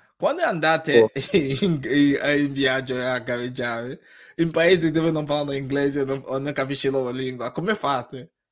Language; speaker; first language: Italian; non-native, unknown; English